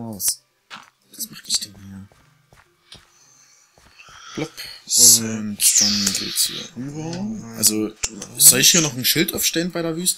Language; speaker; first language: German; native; German